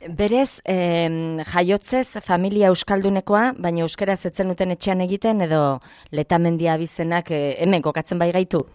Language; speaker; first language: Basque; native; Basque